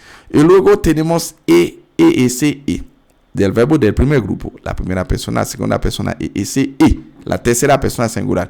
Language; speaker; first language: Spanish; non-native, fluent; French